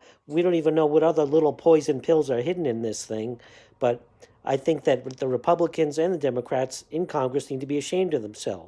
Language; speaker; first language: English; native; English